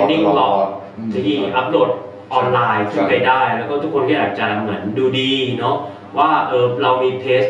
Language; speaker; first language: Thai; native; Thai